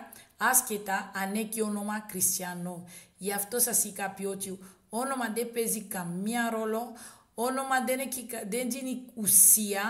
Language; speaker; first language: Greek; non-native, learner; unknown